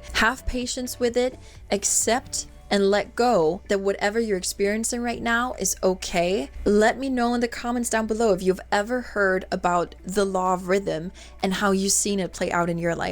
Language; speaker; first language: English; non-native, fluent; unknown